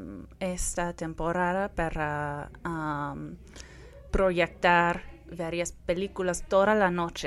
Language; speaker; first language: Spanish; non-native, fluent; English